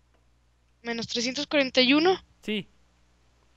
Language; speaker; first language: Spanish; native; Spanish